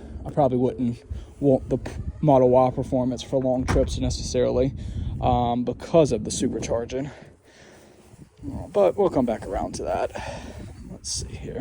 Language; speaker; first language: English; native; English